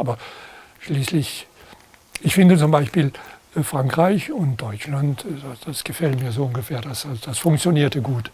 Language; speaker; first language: German; non-native, fluent; French